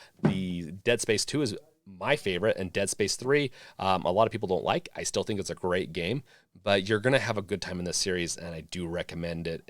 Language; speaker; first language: English; native; English